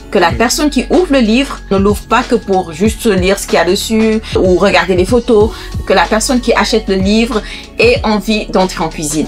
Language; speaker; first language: French; non-native, local second language; Wolof